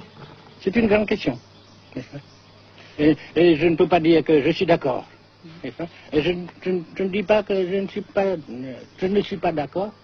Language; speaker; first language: French; non-native, fluent; Vietnamese